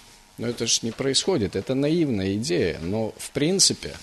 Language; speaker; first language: Russian; native; Russian